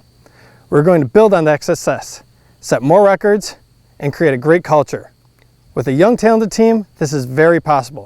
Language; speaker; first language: English; native; English